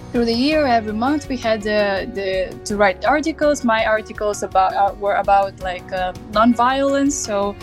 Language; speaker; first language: English; non-native, learner; Macedonian